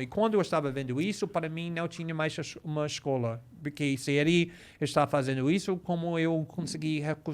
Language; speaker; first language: Portuguese; non-native, fluent; English